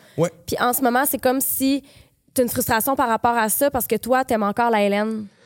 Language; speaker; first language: French; native; French